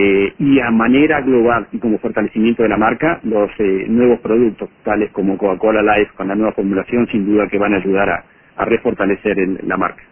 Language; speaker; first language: Spanish; native; Spanish